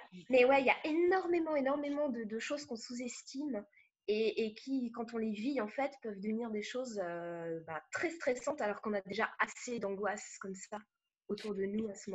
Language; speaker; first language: French; native; French